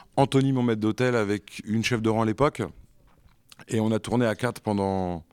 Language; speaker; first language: French; native; French